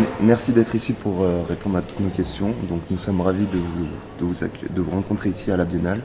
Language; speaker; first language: French; native; French